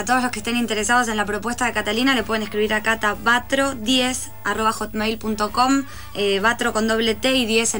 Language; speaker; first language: Spanish; native; Spanish